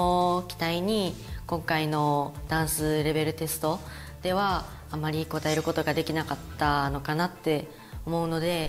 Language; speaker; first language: Japanese; native; Japanese